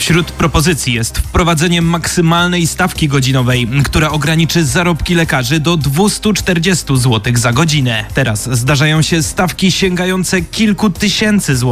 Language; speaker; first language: Polish; native; Polish